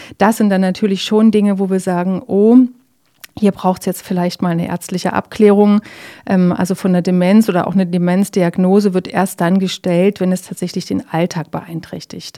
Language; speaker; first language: German; native; German